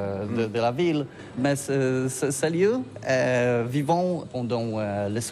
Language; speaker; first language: French; non-native, learner; Polish